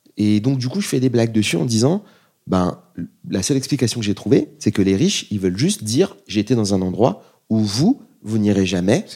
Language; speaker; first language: French; native; French